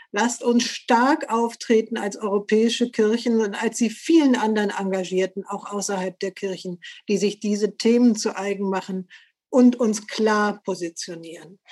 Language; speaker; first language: German; native; German